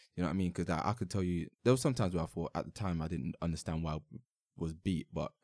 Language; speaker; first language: English; native; English